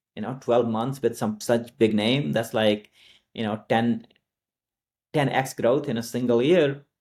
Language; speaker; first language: English; non-native, local second language; Hindi